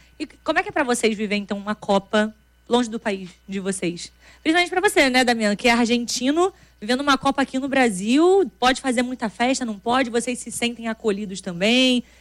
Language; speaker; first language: Portuguese; native; Portuguese